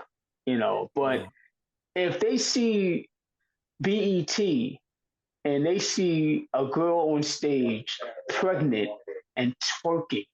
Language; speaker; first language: English; native; English